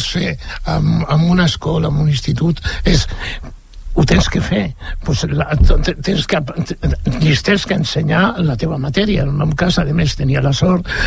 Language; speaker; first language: Catalan; native; Catalan